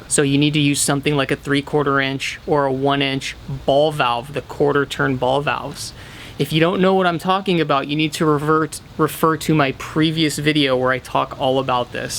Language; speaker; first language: English; native; English